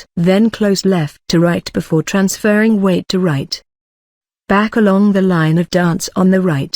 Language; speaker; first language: English; native; English